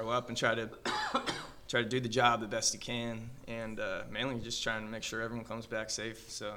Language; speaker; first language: English; native; English